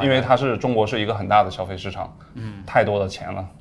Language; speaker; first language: Chinese; native; Chinese